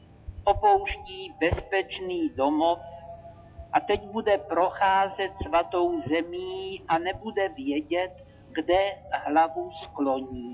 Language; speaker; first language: Czech; native; Czech